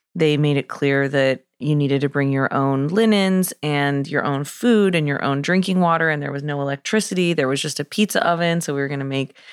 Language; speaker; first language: English; native; English